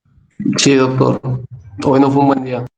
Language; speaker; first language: Spanish; native; Spanish